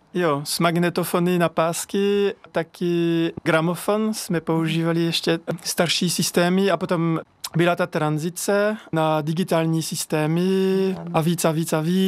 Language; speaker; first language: Czech; non-native, fluent; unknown